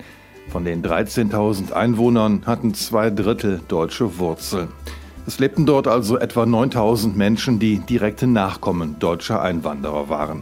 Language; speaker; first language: German; native; German